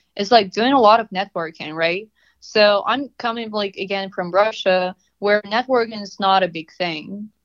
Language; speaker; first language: English; non-native, fluent; Russian